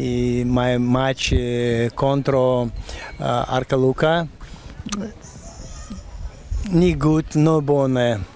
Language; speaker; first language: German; non-native, learner; Russian